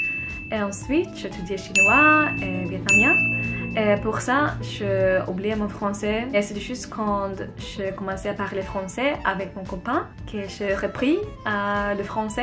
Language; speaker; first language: French; non-native, learner; Swedish